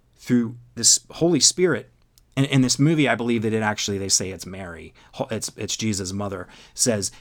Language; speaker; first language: English; native; English